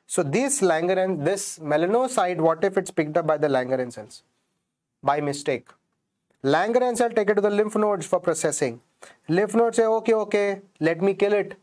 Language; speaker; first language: English; non-native, local second language; Hindi